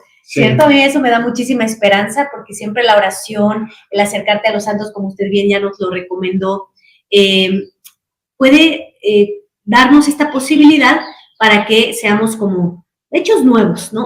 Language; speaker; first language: Spanish; native; Spanish